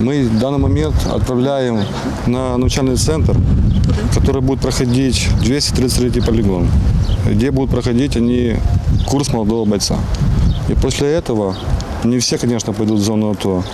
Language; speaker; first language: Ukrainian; non-native, local second language; Russian